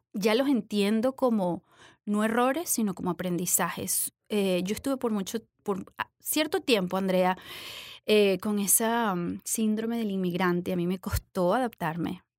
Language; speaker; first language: Spanish; native; Spanish